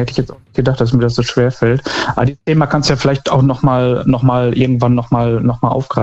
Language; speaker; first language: German; native; German